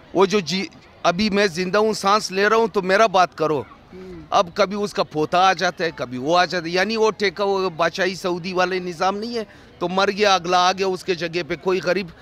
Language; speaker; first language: Urdu; non-native, fluent; Persian